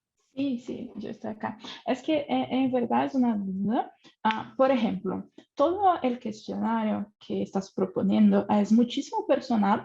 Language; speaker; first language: Spanish; non-native, fluent; Portuguese